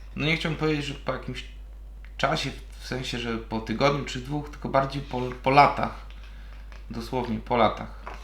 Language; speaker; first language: Polish; native; Polish